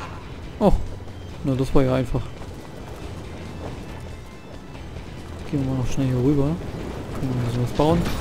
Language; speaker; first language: German; native; German